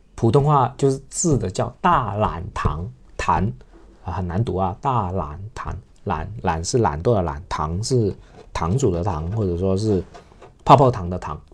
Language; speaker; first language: Chinese; non-native, local second language; Cantonese